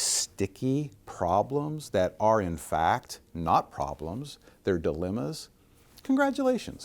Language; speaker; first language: English; native; English